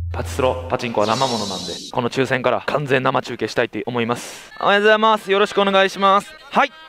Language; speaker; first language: Japanese; native; Japanese